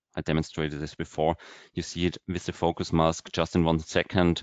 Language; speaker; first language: English; non-native, fluent; German